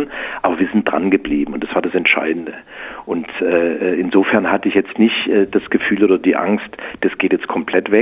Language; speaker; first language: German; native; German